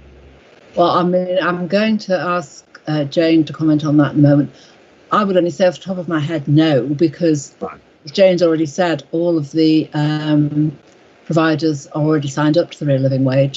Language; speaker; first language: English; native; English